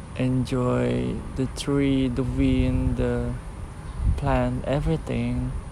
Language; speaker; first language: English; non-native, fluent; Indonesian